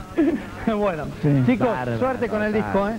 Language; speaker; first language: Spanish; native; Spanish